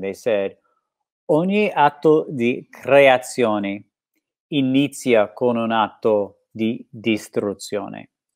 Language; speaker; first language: Italian; non-native, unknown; English